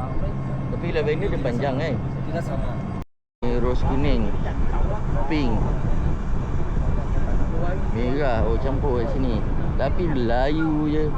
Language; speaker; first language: Malay; native; Malay